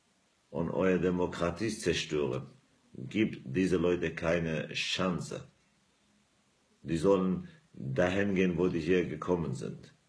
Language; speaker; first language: German; non-native, fluent; Kurdish